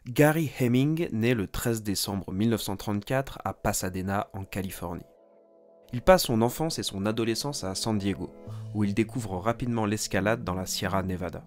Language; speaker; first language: French; native; French